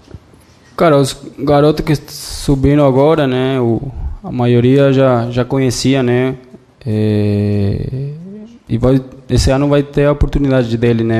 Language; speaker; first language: Portuguese; non-native, fluent; Spanish